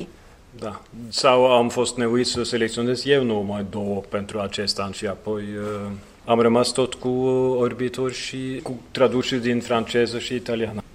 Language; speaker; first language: Romanian; non-native, fluent; Norwegian